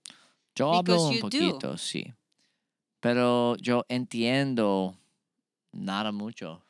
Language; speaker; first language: Spanish; non-native, learner; English